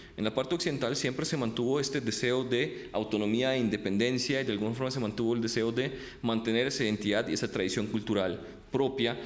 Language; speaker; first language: Spanish; early bilingual, other home language; Russian